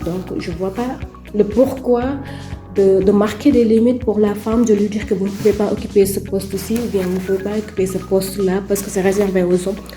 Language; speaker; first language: French; non-native, local second language; Wolof